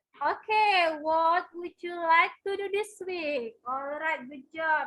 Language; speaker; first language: English; non-native, learner; Indonesian